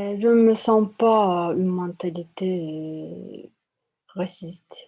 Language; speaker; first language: French; non-native, learner; Turkish